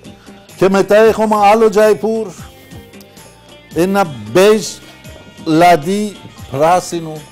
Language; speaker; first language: Greek; non-native, fluent; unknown